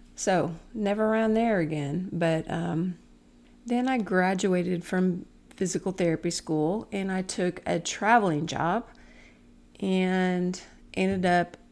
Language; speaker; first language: English; native; English